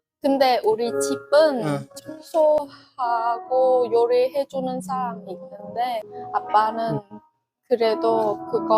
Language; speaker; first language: Korean; non-native, learner; Vietnamese